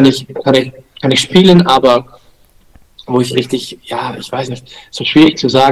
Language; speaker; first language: German; non-native, learner; Dutch